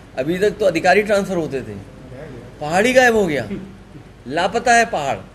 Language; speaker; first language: Hindi; native; Hindi